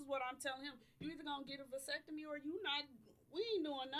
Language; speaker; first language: English; native; English